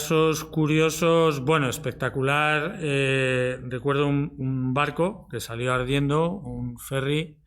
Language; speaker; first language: Spanish; native; Spanish